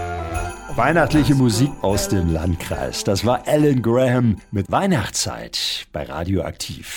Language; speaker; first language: German; native; German